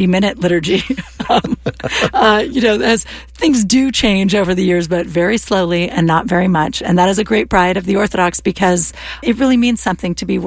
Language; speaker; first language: English; native; English